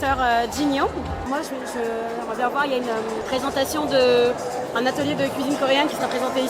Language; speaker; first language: French; native; French